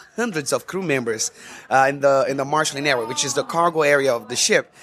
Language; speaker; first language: English; non-native, fluent; Portuguese